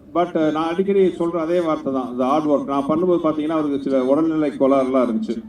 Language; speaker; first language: Tamil; native; Tamil